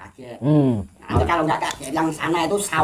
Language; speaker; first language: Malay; non-native, local second language; Javanese